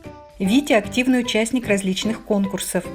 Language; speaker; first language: Russian; native; Russian